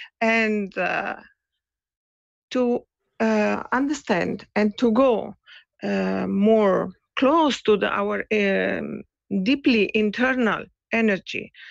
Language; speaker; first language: English; non-native, fluent; Italian